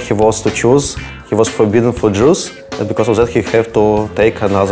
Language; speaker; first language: English; non-native, learner; Russian